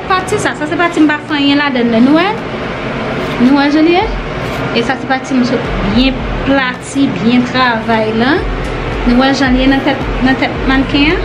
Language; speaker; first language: French; non-native, local second language; Haitian Creole